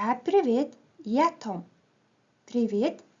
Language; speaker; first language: Russian; non-native, fluent; Mongolian